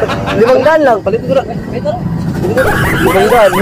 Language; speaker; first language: Filipino; non-native, local second language; Cebuano